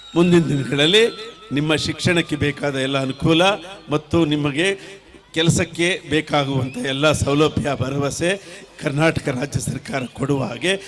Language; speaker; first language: Kannada; non-native, local second language; Telugu